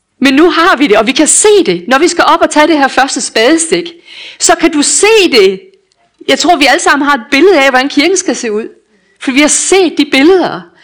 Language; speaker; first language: Danish; native; Danish